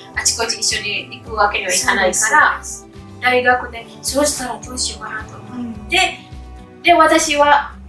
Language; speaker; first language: Japanese; non-native, fluent; Indonesian